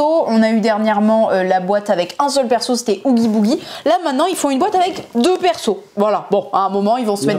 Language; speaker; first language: French; native; French